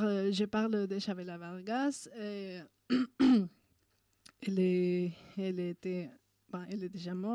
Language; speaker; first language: French; non-native, fluent; Spanish